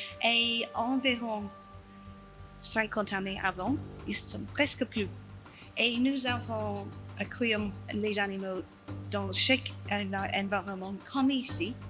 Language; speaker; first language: French; non-native, learner; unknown